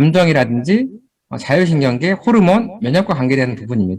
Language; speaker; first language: Korean; native; Korean